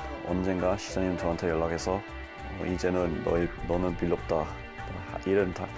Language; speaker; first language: Korean; non-native, fluent; English